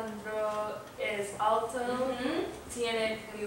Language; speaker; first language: Spanish; non-native, learner; English